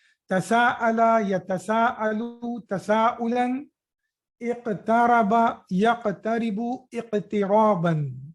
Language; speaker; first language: Arabic; non-native, fluent; Urdu